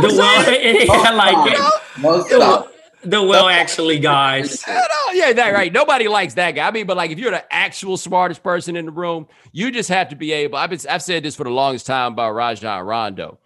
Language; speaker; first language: English; native; English